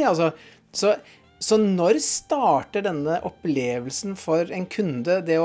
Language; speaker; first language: Norwegian; native; Norwegian